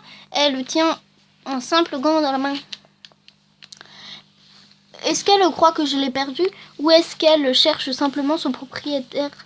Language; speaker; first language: French; native; French